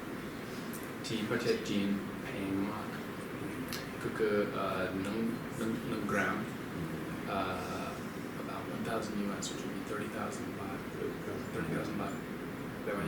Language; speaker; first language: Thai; non-native, learner; English